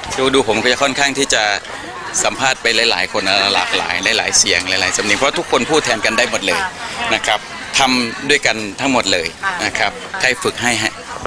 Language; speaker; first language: Thai; native; Thai